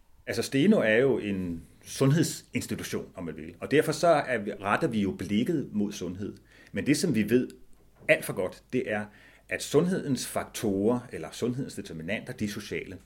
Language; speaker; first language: Danish; native; Danish